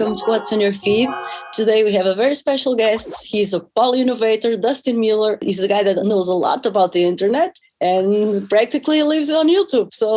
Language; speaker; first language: English; non-native, fluent; Portuguese